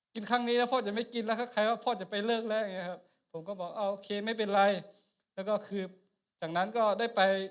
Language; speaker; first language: Thai; non-native, local second language; Akha